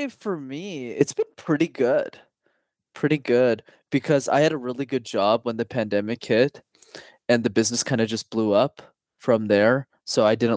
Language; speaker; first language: English; native; English